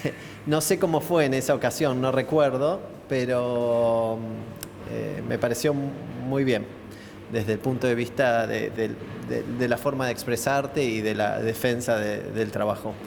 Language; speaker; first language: Spanish; native; Spanish